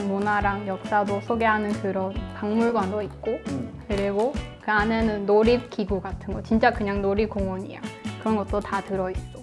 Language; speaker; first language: Korean; non-native, fluent; Chinese